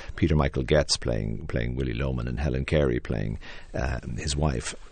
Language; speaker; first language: English; native; English